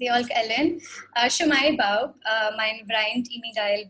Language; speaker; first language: Welsh; non-native, fluent; Hindi